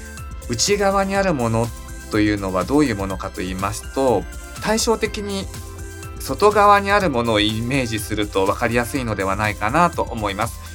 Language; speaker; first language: Japanese; native; Japanese